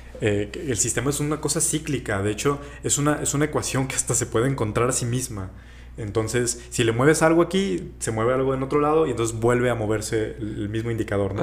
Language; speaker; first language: Spanish; native; Spanish